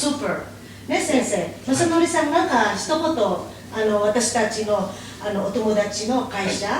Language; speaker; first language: Japanese; non-native, learner; Filipino